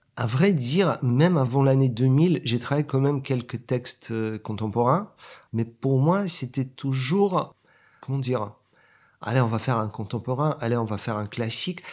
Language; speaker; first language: French; non-native, fluent; Bulgarian